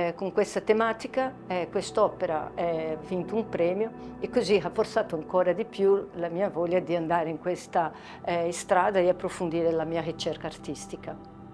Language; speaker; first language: Italian; non-native, fluent; Portuguese